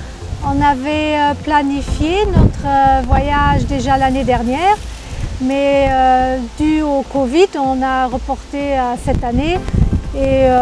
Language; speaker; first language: French; non-native, local second language; Luxembourgish